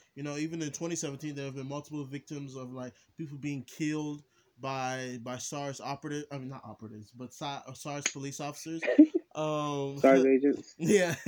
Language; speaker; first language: English; early bilingual, other home language; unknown